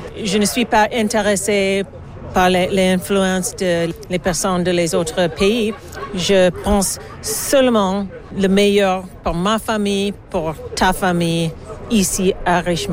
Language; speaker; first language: French; non-native, learner; English